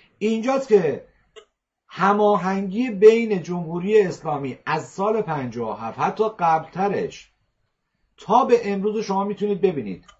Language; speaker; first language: Persian; native; Persian